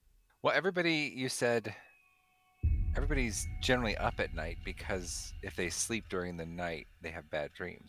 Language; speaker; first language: English; native; English